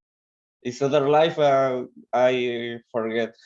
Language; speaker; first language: English; non-native, learner; Spanish